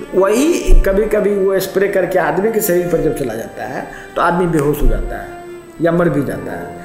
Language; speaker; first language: Hindi; native; Hindi